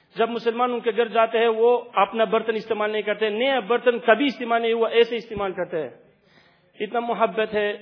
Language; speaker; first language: Urdu; non-native, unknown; Albanian